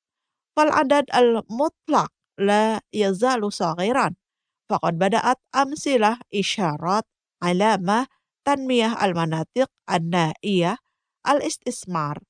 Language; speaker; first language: Arabic; non-native, fluent; Indonesian